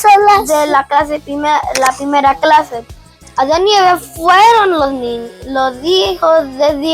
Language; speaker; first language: Spanish; early bilingual, heritage; Spanish